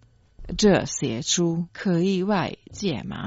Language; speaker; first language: Chinese; non-native, fluent; Croatian